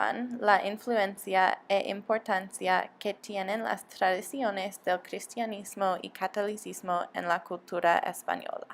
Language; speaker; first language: Spanish; non-native, learner; English